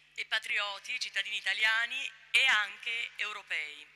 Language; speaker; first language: Italian; native; Italian